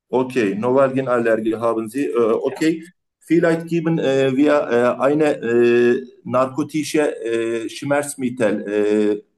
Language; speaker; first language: German; non-native, learner; Turkish